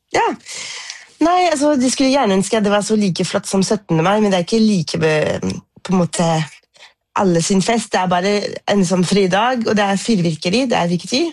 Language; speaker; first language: Norwegian; non-native, fluent; French